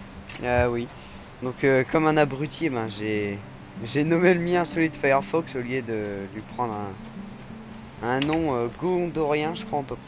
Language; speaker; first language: French; native; French